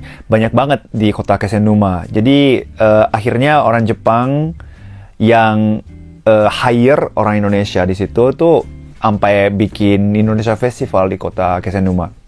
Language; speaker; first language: Indonesian; non-native, fluent; Japanese